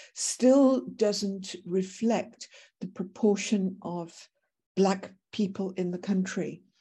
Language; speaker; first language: English; native; English